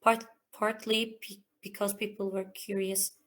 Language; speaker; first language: English; non-native, fluent; Azerbaijani